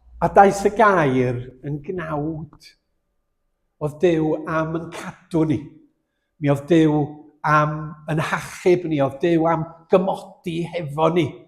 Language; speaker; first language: Welsh; native; Welsh